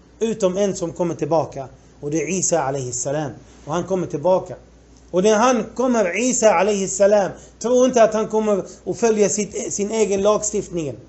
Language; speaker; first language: Swedish; non-native, fluent; Arabic